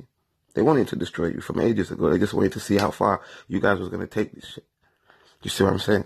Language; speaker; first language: English; native; English